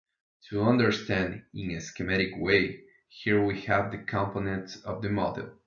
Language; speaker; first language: English; non-native, fluent; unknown